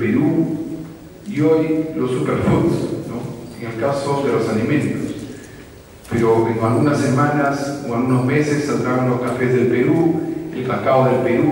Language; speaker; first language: Spanish; native; Spanish